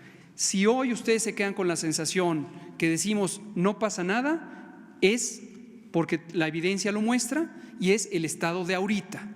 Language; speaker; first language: Spanish; native; Spanish